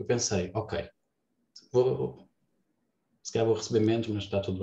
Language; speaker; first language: Portuguese; native; Portuguese